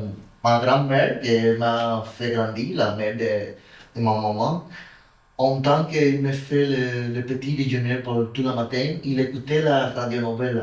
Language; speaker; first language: French; non-native, learner; Spanish